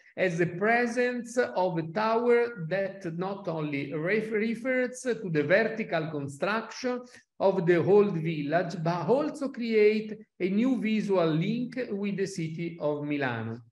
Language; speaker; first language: English; non-native, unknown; Italian